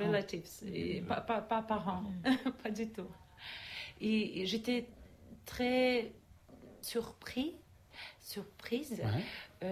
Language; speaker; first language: French; non-native, learner; Russian